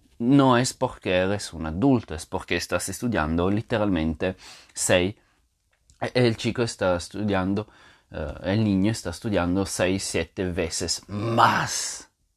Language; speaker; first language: Spanish; non-native, fluent; Portuguese